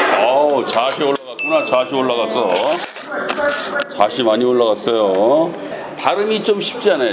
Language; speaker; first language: Korean; native; Korean